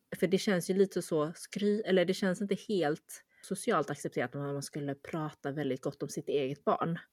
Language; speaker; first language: Swedish; early bilingual, other home language; Chinese